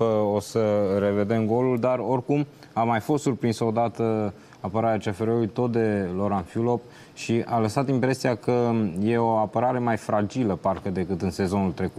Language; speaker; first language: Romanian; native; Romanian